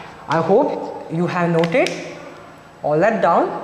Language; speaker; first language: English; non-native, local second language; Marathi